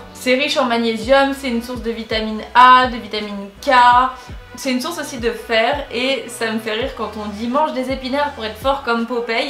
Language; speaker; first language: French; native; French